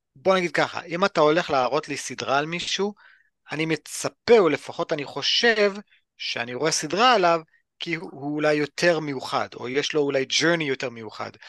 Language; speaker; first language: Hebrew; native; Hebrew